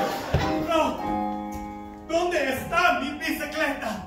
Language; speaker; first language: Spanish; non-native, learner; English